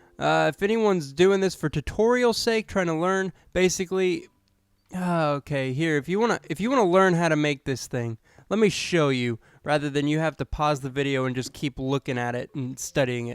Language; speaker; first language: English; native; English